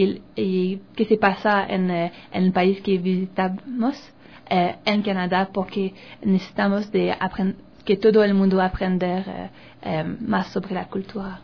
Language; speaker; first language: Spanish; non-native, learner; French